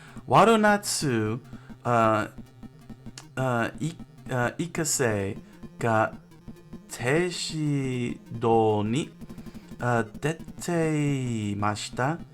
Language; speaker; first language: Japanese; non-native, learner; English